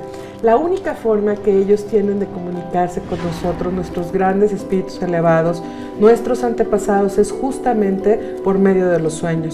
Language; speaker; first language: Spanish; native; Spanish